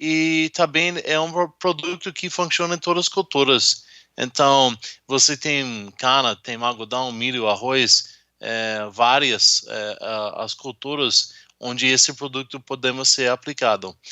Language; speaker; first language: Portuguese; non-native, fluent; English